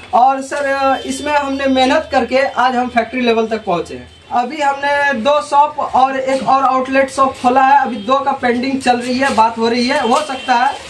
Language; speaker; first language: Hindi; native; Hindi